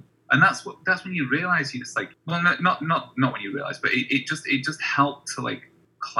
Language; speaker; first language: English; native; English